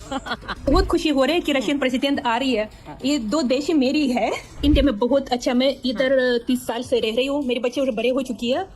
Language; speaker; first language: Hindi; non-native, learner; Russian